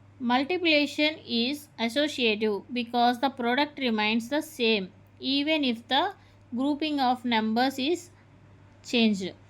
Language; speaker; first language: English; non-native, local second language; Telugu